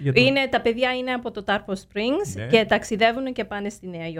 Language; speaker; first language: Greek; early bilingual, heritage; Greek